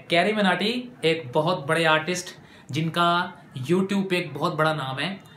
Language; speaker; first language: Urdu; non-native, local second language; Punjabi